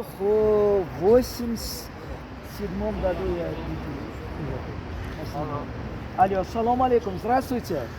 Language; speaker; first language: Russian; non-native, local second language; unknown